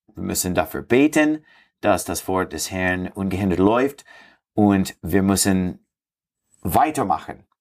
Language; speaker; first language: German; non-native, learner; English